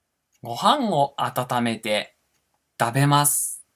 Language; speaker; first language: Japanese; non-native, fluent; Portuguese